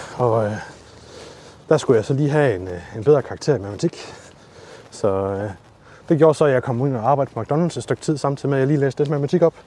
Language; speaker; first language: Danish; native; Danish